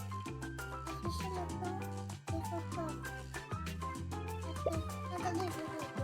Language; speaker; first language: French; native; French